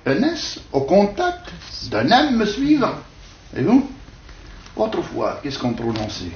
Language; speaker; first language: French; native; French